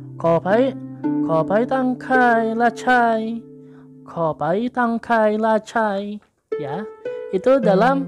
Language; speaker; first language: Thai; non-native, learner; Indonesian